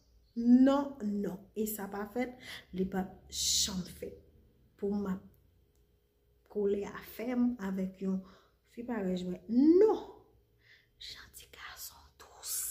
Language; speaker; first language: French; non-native, learner; Haitian Creole